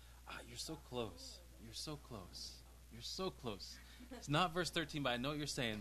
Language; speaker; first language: English; native; English